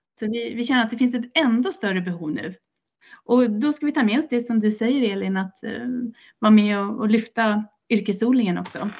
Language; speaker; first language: Swedish; native; Swedish